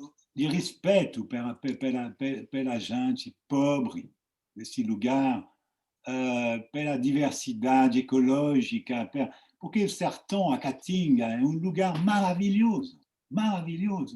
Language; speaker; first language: Portuguese; non-native, fluent; French